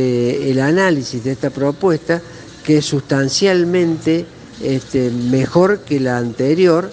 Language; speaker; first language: Spanish; native; Spanish